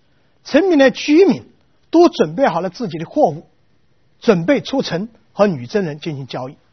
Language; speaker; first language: Chinese; native; Chinese